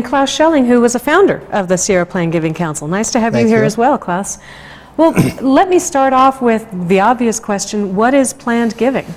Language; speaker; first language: English; native; English